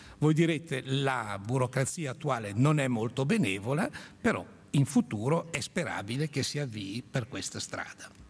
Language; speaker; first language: Italian; native; Italian